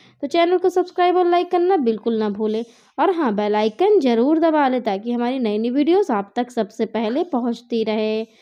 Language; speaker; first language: Hindi; native; Hindi